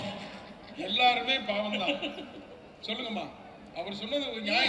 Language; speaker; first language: Tamil; native; Tamil